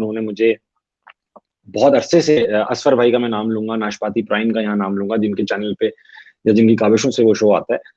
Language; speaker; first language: Urdu; native; Urdu